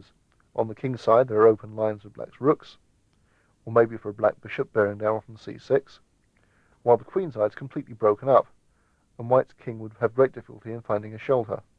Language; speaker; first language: English; native; English